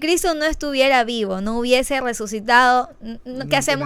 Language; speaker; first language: Spanish; native; Spanish